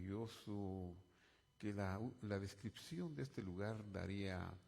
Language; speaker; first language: Spanish; native; Spanish